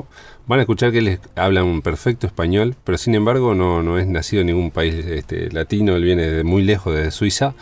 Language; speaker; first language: Spanish; native; Spanish